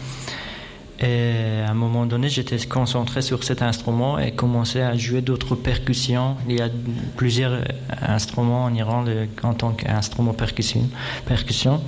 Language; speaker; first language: French; non-native, fluent; Persian